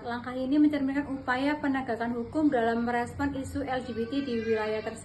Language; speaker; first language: Indonesian; native; Indonesian